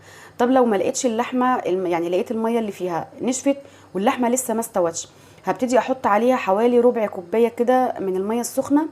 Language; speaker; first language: Arabic; native; Arabic